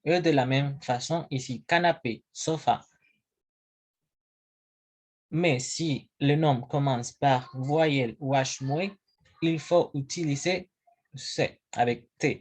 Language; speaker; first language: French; non-native, learner; Spanish